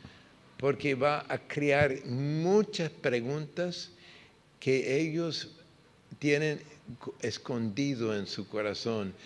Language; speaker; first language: Spanish; non-native, fluent; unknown